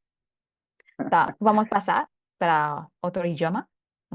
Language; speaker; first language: Portuguese; non-native, fluent; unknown